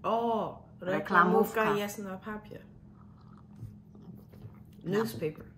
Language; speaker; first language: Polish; early bilingual, heritage; English